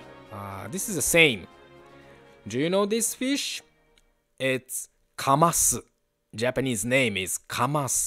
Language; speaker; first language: English; non-native, learner; Japanese